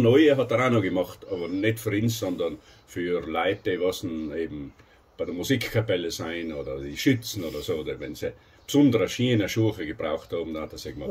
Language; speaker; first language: German; native; German